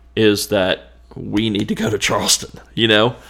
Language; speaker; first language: English; native; English